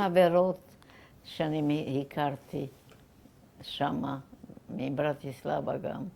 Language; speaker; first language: Hebrew; non-native, fluent; German